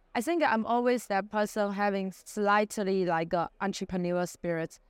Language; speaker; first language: English; non-native, fluent; Chinese